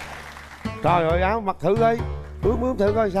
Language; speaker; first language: Vietnamese; native; Vietnamese